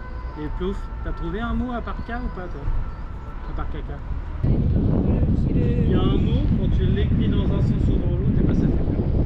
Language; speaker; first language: French; native; French